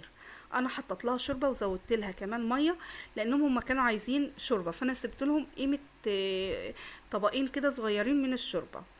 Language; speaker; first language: Arabic; native; Arabic